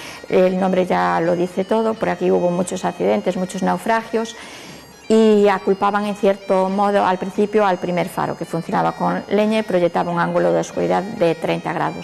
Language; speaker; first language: Spanish; native; Spanish